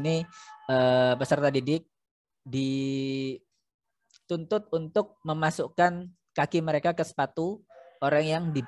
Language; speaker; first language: Indonesian; native; Indonesian